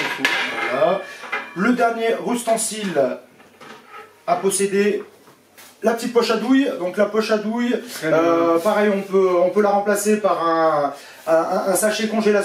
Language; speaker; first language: French; native; French